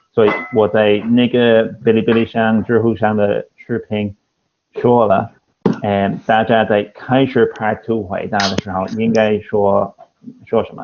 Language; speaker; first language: Chinese; non-native, fluent; English